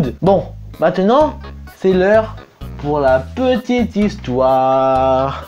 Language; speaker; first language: French; native; French